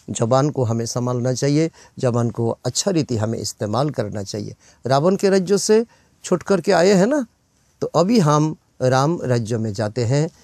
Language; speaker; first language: Hindi; non-native, local second language; Bangla